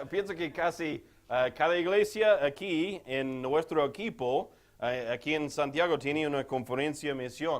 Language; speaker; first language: Spanish; non-native, fluent; English